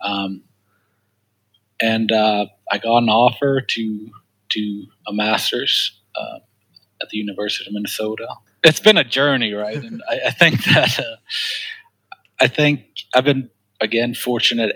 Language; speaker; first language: English; non-native, fluent; Swedish